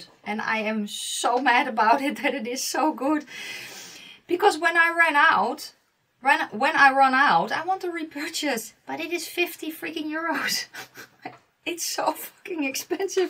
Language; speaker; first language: English; non-native, fluent; Dutch